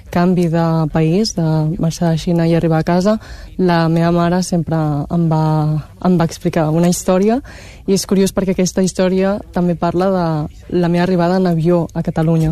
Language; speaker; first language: Catalan; native; Catalan